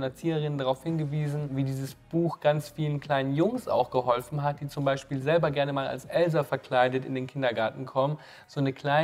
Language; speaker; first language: German; native; German